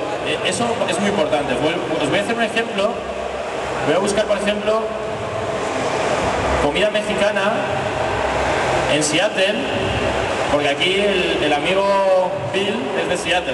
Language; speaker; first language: Spanish; native; Spanish